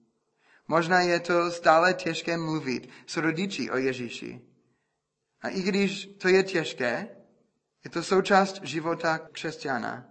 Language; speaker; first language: Czech; non-native, fluent; English